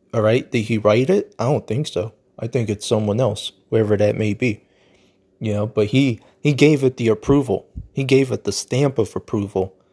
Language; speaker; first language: English; native; English